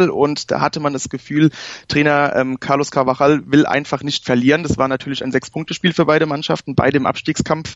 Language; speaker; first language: German; native; German